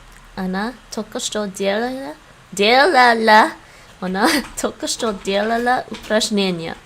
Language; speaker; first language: Russian; non-native, learner; English